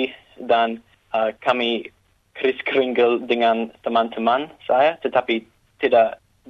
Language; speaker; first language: Indonesian; non-native, learner; English